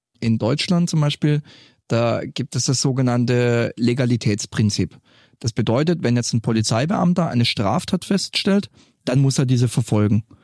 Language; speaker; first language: German; native; German